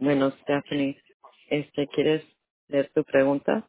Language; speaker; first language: Spanish; early bilingual, heritage; Spanish